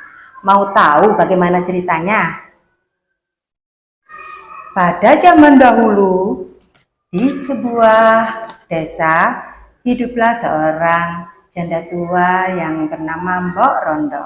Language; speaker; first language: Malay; non-native, local second language; Javanese